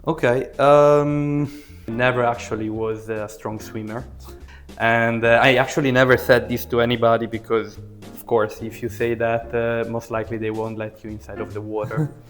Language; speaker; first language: English; early bilingual, other home language; Italian